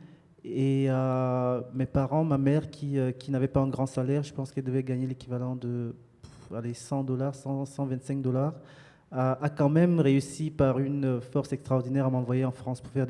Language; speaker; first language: French; native; French